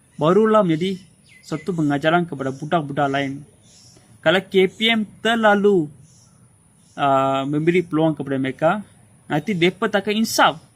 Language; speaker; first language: Malay; non-native, local second language; Tamil